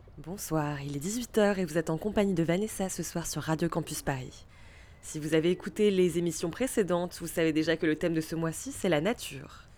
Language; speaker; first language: French; native; French